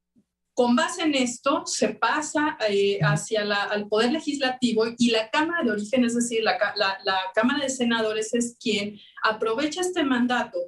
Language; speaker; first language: Spanish; native; Spanish